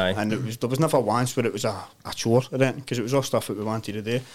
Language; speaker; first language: English; native; English